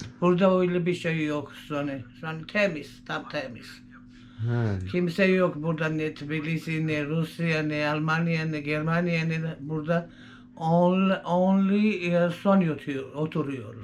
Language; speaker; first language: Turkish; non-native, learner; Svan